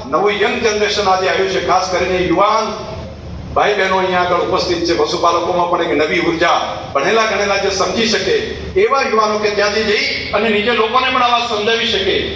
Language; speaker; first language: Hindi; non-native, local second language; Gujarati